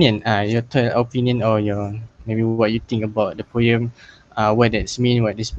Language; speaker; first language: English; non-native, local second language; Malay